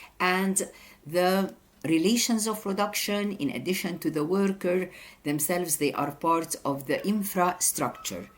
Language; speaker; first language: English; non-native, fluent; Arabic